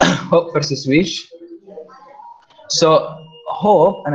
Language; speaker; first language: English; non-native, fluent; Indonesian